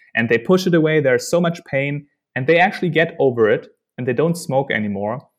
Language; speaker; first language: English; non-native, fluent; German